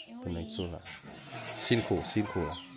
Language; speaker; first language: Chinese; non-native, learner; Vietnamese